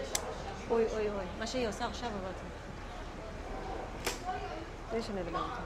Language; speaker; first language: Hebrew; native; Hebrew